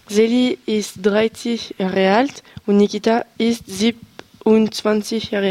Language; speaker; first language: German; non-native, learner; French